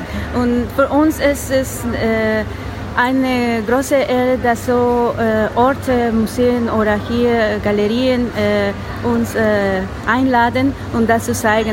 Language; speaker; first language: German; non-native, learner; Spanish